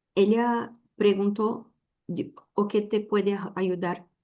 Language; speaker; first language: Spanish; non-native, learner; Portuguese